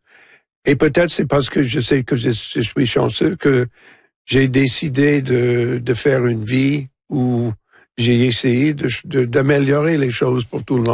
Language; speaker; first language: French; non-native, local second language; English